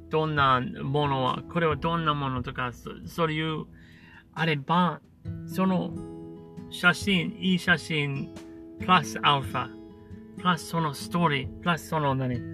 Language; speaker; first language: Japanese; non-native, learner; English